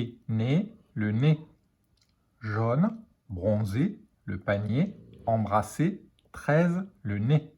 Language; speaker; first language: French; native; French